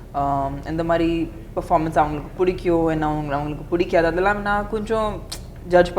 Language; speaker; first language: Tamil; non-native, fluent; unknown